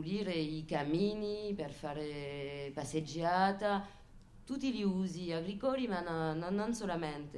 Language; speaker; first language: Italian; non-native, fluent; French